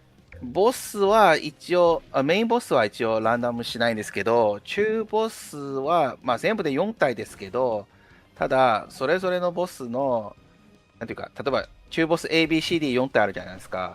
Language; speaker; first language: Japanese; non-native, fluent; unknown